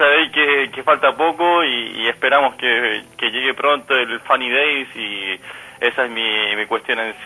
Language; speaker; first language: Spanish; native; Spanish